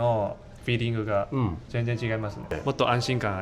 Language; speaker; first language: Japanese; non-native, fluent; Cantonese